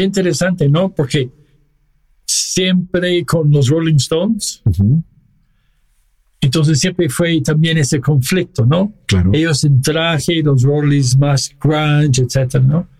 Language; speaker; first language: Spanish; non-native, fluent; English